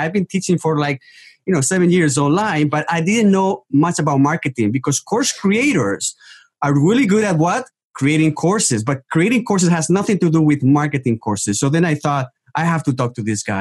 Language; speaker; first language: English; non-native, fluent; Spanish